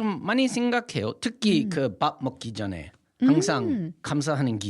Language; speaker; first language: Korean; non-native, fluent; English